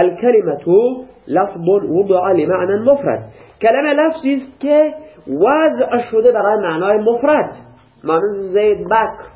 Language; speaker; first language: Persian; native; Persian